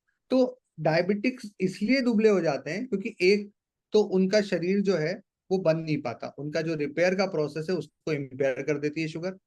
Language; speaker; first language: Hindi; native; Hindi